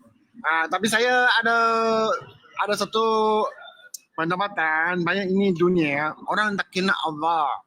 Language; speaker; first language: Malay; non-native, local second language; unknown